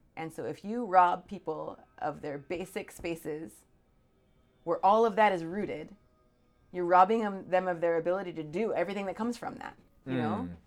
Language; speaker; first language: English; native; English